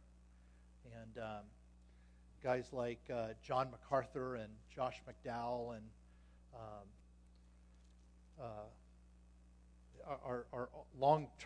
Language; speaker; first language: English; native; English